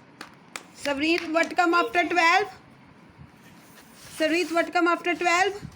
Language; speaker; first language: English; non-native, local second language; Hindi